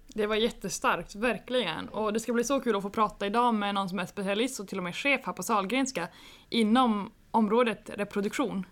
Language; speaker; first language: Swedish; native; Swedish